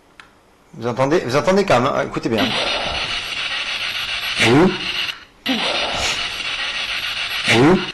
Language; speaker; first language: French; native; French